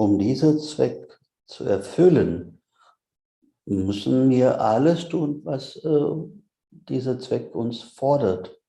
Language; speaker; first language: German; non-native, fluent; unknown